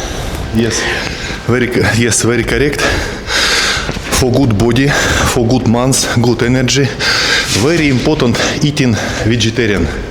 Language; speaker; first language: English; non-native, learner; Russian